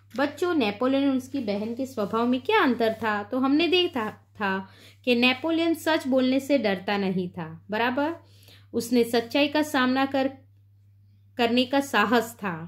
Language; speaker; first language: Hindi; non-native, local second language; Gujarati